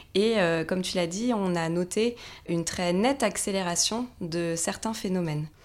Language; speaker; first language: French; native; French